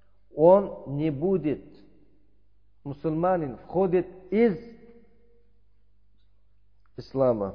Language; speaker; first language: Russian; non-native, learner; Uzbek